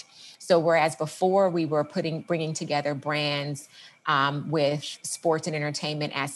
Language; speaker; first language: English; native; English